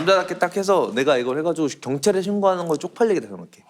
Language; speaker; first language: Korean; native; Korean